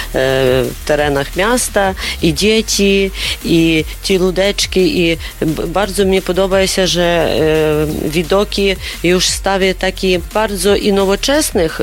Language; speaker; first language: Polish; non-native, learner; Ukrainian